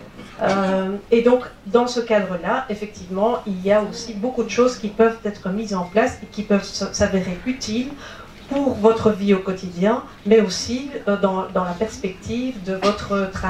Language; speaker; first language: French; native; French